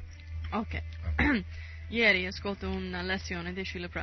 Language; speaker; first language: Italian; non-native, learner; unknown